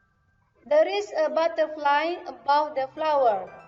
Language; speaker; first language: English; non-native, fluent; Indonesian